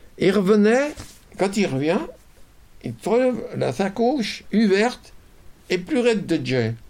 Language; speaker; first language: French; native; French